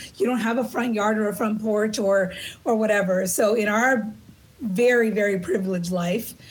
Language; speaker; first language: English; native; English